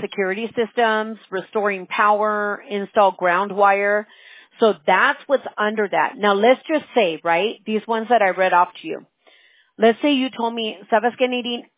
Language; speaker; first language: English; early bilingual, other home language; Spanish